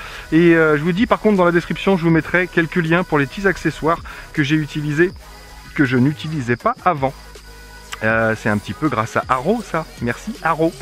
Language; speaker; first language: French; native; French